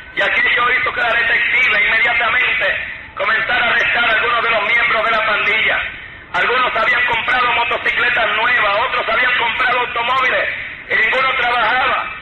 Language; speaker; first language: Spanish; native; Spanish